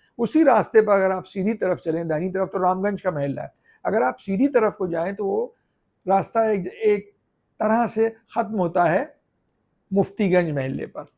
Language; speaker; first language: Urdu; native; Urdu